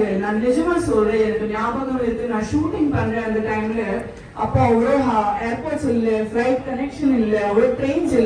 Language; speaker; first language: Tamil; non-native, fluent; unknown